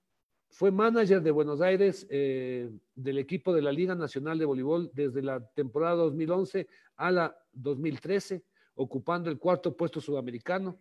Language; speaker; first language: Spanish; native; Spanish